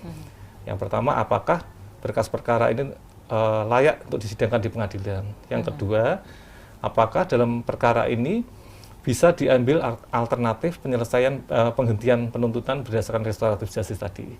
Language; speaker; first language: Indonesian; native; Indonesian